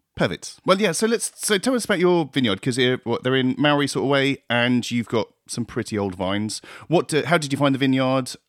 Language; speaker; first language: English; native; English